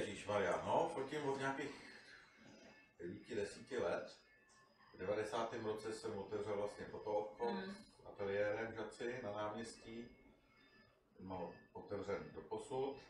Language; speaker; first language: Czech; native; Czech